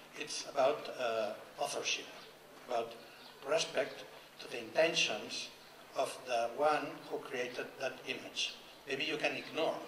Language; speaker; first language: English; non-native, fluent; Catalan